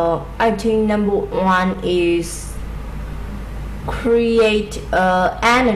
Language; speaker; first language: English; non-native, learner; Vietnamese